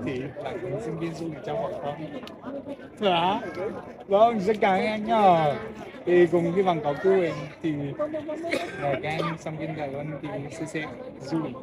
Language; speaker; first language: Vietnamese; non-native, learner; Chinese